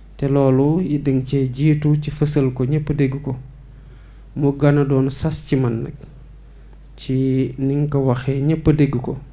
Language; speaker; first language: Wolof; non-native, local second language; Serer